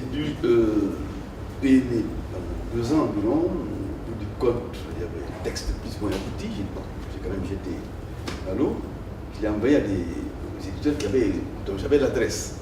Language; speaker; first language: French; non-native, local second language; Fula